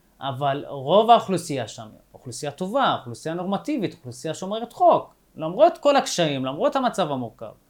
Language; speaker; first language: Hebrew; non-native, local second language; Arabic